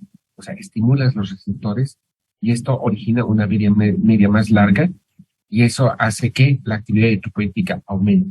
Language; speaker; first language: Spanish; native; Spanish